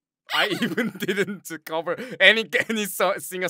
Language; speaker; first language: English; non-native, learner; Korean